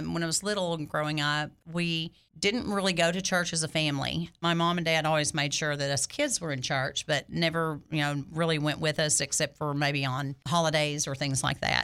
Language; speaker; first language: English; native; English